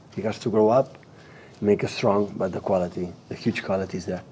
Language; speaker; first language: English; non-native, learner; Catalan